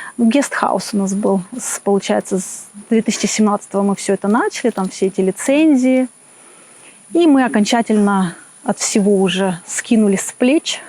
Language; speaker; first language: Russian; native; Russian